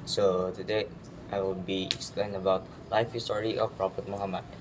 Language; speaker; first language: English; non-native, learner; Indonesian